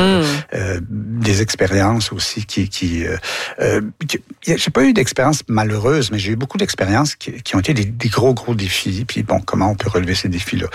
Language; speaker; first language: French; native; French